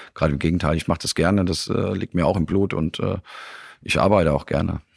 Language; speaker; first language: German; native; German